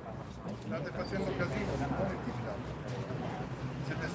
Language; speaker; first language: Italian; native; Italian